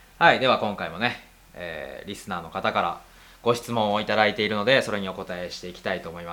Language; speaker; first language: Japanese; native; Japanese